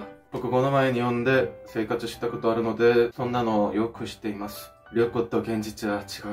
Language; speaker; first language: Japanese; non-native, fluent; Korean